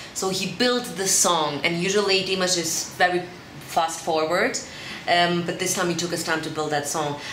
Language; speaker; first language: English; non-native, fluent; German